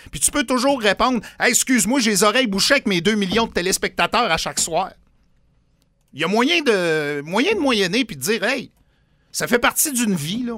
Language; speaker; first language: French; native; French